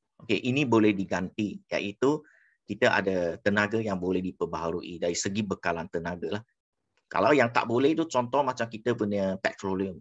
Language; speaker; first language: Malay; non-native, local second language; Chinese